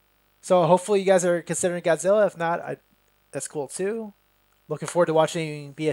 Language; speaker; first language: English; native; English